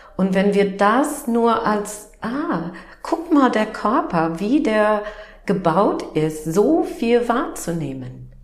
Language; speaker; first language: German; non-native, fluent; English